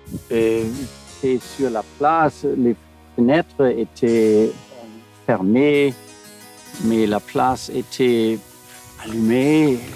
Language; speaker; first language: French; non-native, learner; German